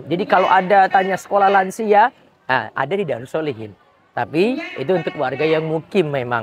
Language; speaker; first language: Indonesian; native; Indonesian